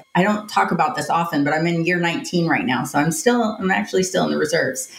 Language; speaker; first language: English; native; English